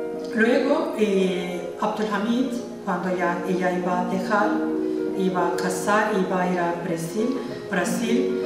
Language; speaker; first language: Spanish; non-native, fluent; Turkish